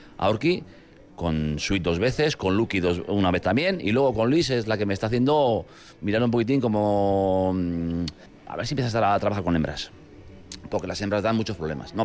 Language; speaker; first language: Spanish; native; Spanish